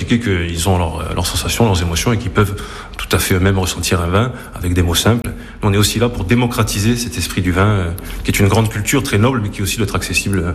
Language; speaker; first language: French; native; French